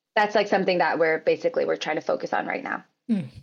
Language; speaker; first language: English; native; English